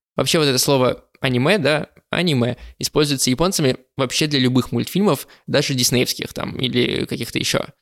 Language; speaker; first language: Russian; native; Russian